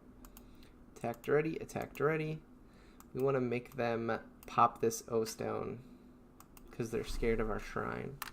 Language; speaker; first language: English; native; English